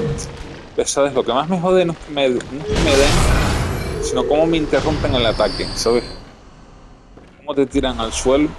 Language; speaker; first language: Spanish; native; Spanish